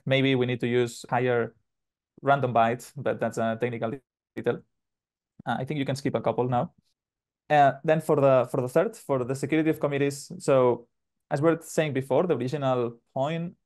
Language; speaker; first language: English; non-native, fluent; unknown